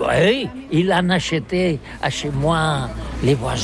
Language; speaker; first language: French; non-native, learner; Catalan